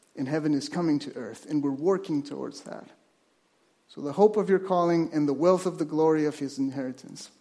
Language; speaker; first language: English; non-native, fluent; Spanish